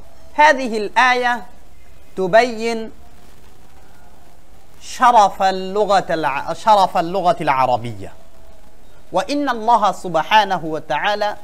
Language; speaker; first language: Arabic; non-native, fluent; Bangla